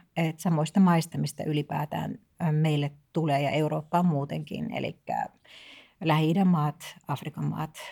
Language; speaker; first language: Finnish; native; Finnish